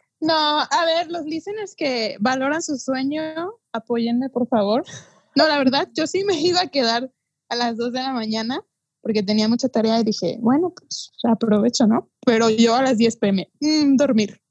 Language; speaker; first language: Spanish; native; Spanish